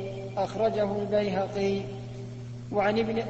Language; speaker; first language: Arabic; native; Arabic